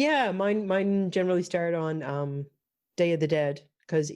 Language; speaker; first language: English; native; English